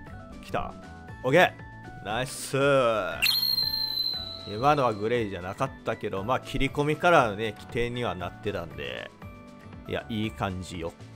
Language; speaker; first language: Japanese; native; Japanese